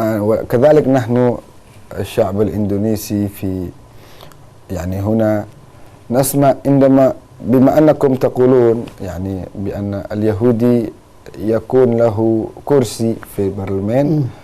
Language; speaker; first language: Arabic; non-native, fluent; Indonesian